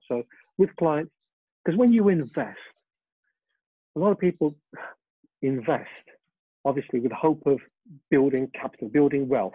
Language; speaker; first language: English; early bilingual, other home language; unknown